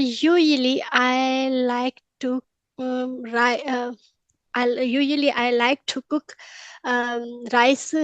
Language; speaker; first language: English; non-native, learner; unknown